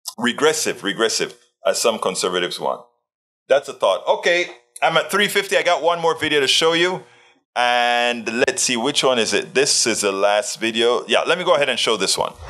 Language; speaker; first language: English; native; English